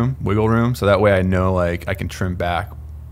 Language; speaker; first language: English; native; English